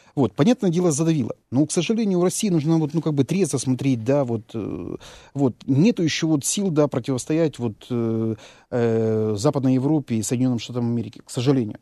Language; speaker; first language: Russian; native; Russian